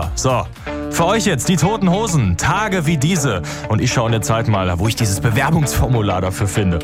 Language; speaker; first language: German; native; German